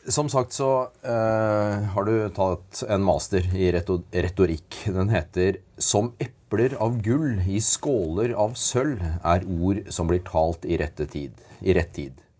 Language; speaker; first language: Norwegian; native; Norwegian